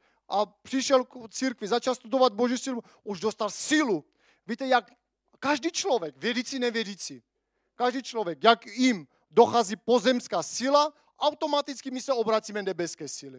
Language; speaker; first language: Czech; non-native, fluent; Armenian